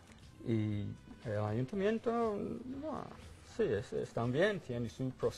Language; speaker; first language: Spanish; non-native, fluent; English